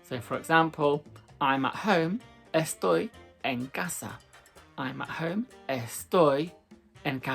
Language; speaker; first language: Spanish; non-native, fluent; English